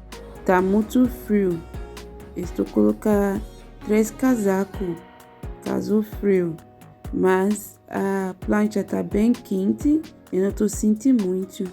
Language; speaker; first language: Portuguese; non-native, learner; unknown